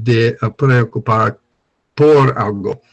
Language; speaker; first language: Spanish; non-native, learner; English